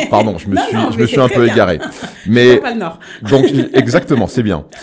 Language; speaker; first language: French; native; French